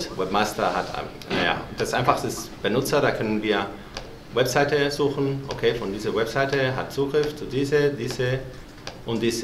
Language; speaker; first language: German; non-native, fluent; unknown